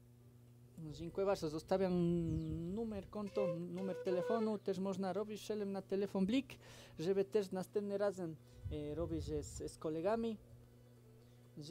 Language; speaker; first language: Polish; non-native, fluent; Spanish